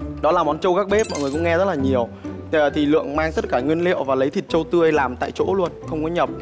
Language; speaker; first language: Vietnamese; non-native, local second language; Muong